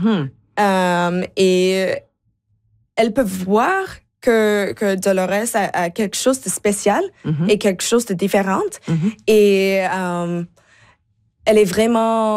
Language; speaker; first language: French; non-native, local second language; English